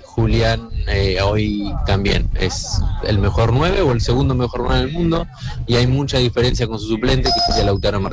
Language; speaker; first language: Spanish; native; Spanish